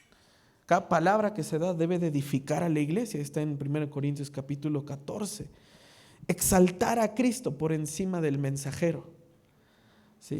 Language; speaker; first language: Spanish; native; Spanish